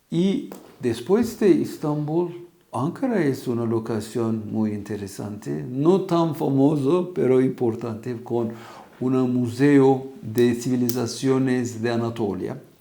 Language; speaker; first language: Spanish; non-native, fluent; Turkish